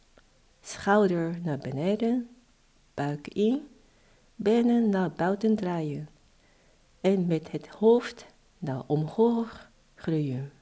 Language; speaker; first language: Dutch; non-native, fluent; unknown